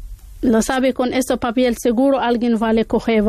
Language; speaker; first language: Spanish; non-native, learner; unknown